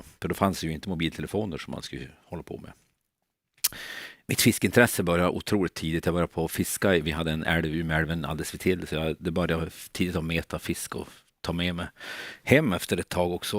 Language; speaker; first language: Swedish; native; Swedish